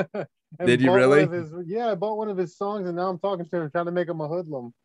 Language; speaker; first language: English; native; English